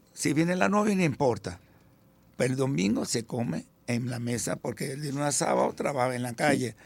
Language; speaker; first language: Spanish; early bilingual, other home language; Italian